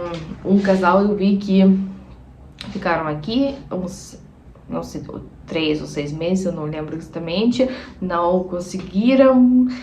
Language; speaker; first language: Portuguese; non-native, fluent; Russian